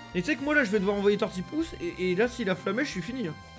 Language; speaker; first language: French; native; French